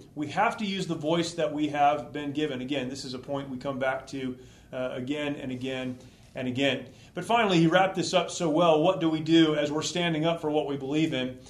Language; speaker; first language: English; native; English